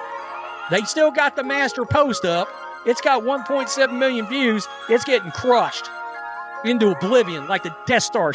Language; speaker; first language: English; native; English